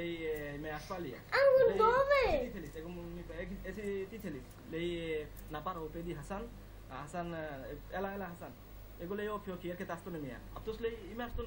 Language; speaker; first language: Greek; non-native, learner; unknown